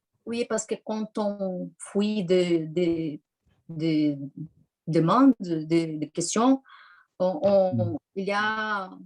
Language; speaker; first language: French; non-native, fluent; Portuguese